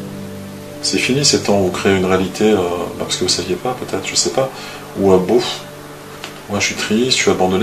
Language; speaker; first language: French; native; French